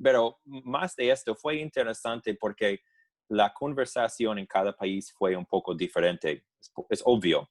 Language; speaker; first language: Spanish; non-native, fluent; English